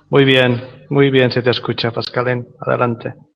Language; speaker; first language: Spanish; native; Spanish